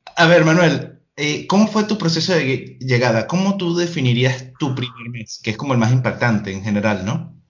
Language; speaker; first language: Spanish; native; Spanish